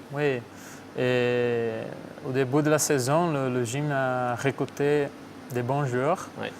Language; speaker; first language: French; non-native, fluent; Portuguese